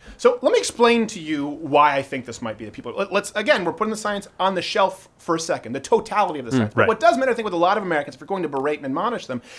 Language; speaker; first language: English; native; English